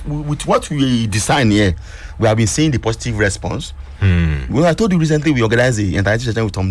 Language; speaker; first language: English; non-native, local second language; Yoruba